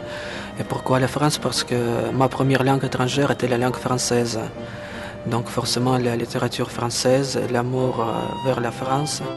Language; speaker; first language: French; non-native, fluent; Russian